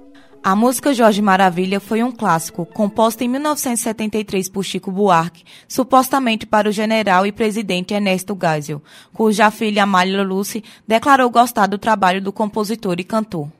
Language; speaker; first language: Portuguese; native; Portuguese